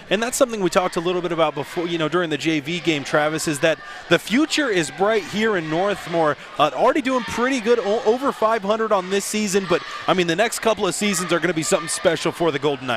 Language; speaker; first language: English; native; English